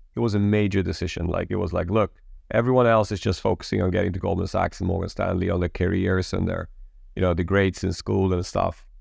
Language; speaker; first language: English; early bilingual, other home language; Polish